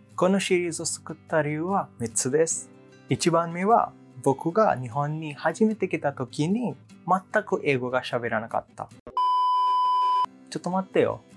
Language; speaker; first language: Japanese; non-native, learner; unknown